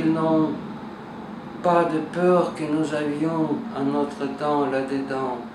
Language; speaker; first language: French; non-native, learner; Russian